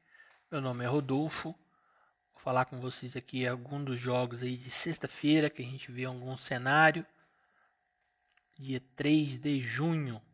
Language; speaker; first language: Portuguese; native; Portuguese